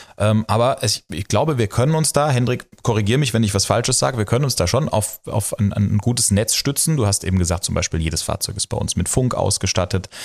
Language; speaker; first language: German; native; German